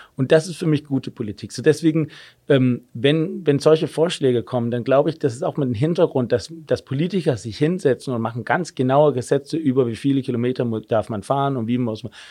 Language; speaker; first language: German; non-native, fluent; Danish